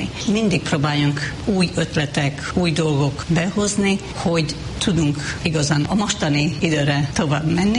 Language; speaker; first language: Hungarian; non-native, fluent; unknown